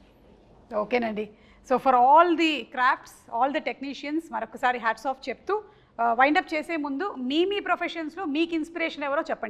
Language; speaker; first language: Telugu; native; Telugu